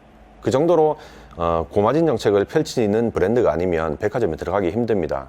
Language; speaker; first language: Korean; native; Korean